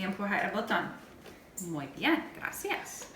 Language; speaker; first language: Spanish; non-native, learner; English